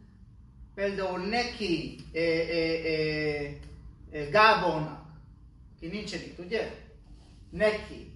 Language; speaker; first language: Hungarian; non-native, learner; Hebrew